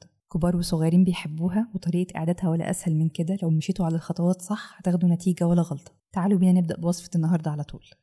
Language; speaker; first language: Arabic; native; Arabic